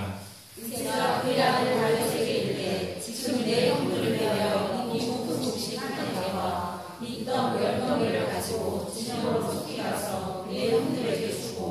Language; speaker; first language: Korean; native; Korean